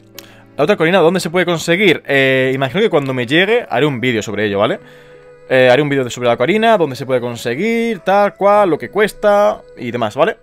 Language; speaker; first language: Spanish; native; Spanish